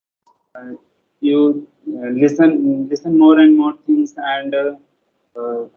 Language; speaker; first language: English; non-native, learner; Hindi